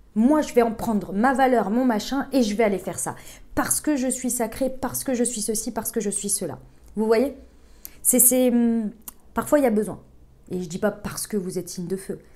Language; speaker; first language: French; native; French